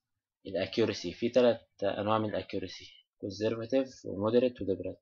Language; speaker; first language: Arabic; native; Arabic